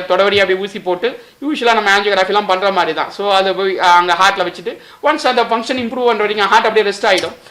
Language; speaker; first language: Tamil; native; Tamil